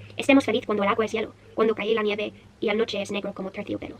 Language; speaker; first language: Spanish; non-native, learner; English